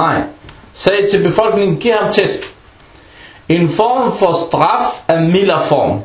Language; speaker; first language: Danish; early bilingual, other home language; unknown